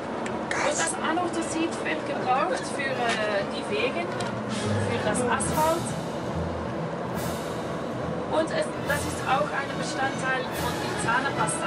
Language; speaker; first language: German; non-native, fluent; Norwegian